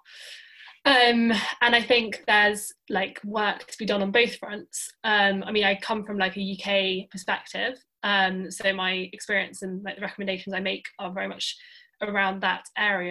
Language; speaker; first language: English; native; English